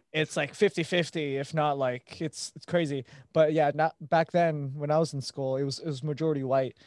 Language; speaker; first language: English; early bilingual, other home language; Filipino